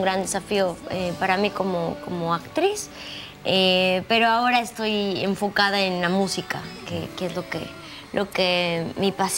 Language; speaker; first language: Portuguese; non-native, learner; Spanish